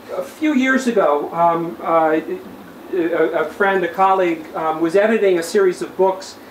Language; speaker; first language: English; native; English